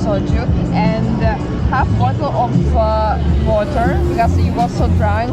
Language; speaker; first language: English; non-native, learner; Russian